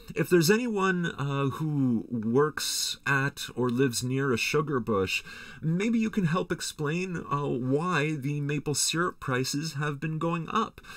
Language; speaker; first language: English; native; English